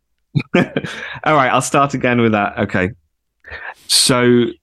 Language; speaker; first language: English; native; English